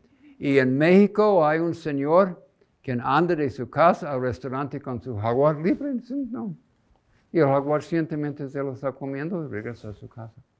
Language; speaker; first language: Spanish; non-native, fluent; English